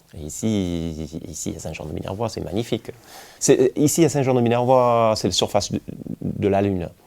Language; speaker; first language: French; non-native, fluent; English